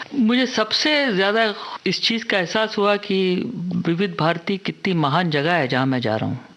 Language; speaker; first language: Hindi; native; Hindi